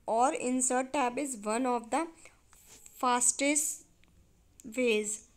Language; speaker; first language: Hindi; native; Hindi